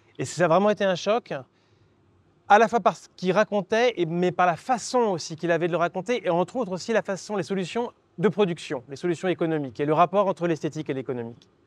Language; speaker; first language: French; native; French